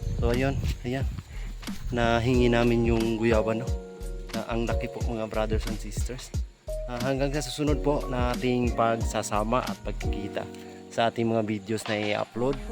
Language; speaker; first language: Filipino; non-native, local second language; Cebuano